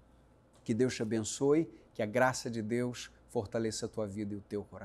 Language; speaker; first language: Portuguese; native; Portuguese